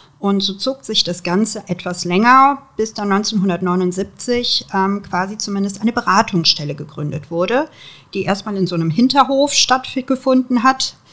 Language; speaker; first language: German; early bilingual, other home language; Serbian